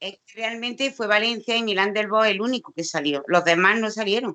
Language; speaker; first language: Spanish; native; Spanish